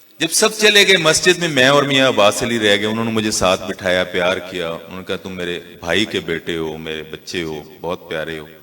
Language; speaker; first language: Urdu; non-native, local second language; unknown